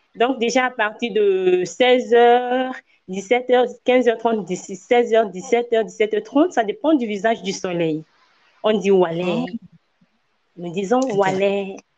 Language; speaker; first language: French; non-native, local second language; Ewe